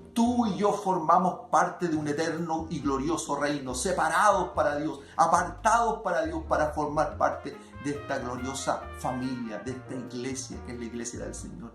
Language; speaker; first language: Spanish; native; Spanish